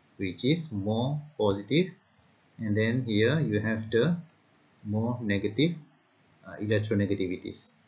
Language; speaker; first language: English; non-native, local second language; Malay